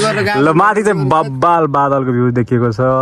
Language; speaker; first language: Nepali; native; Nepali